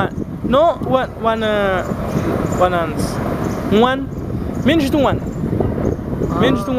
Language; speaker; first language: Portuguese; non-native, local second language; Kabuverdianu